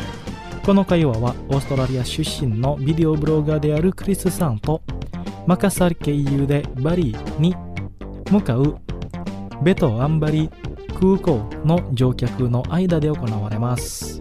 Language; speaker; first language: Japanese; non-native, fluent; Indonesian